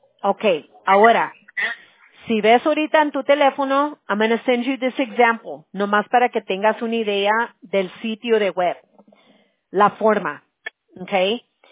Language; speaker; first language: Spanish; early bilingual, heritage; Spanish